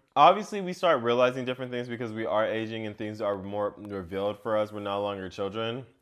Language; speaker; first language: English; native; English